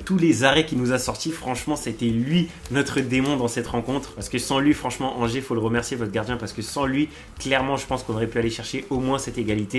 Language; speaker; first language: French; native; French